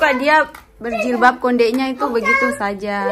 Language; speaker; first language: Indonesian; native; Indonesian